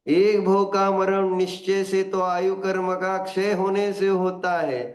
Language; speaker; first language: Hindi; non-native, local second language; Marathi